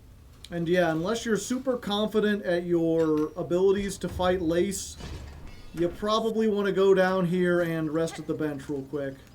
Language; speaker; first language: English; native; English